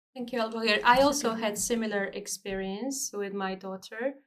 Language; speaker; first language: English; non-native, fluent; Georgian